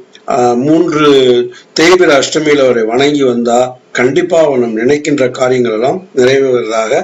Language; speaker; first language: Tamil; native; Tamil